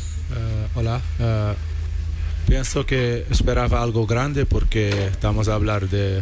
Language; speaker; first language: Spanish; non-native, learner; Portuguese